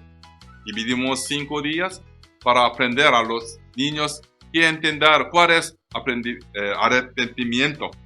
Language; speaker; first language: Spanish; non-native, learner; Korean